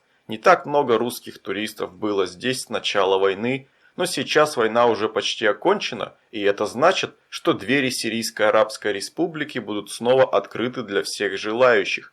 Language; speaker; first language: Russian; native; Russian